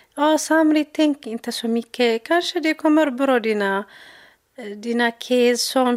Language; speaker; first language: Swedish; non-native, learner; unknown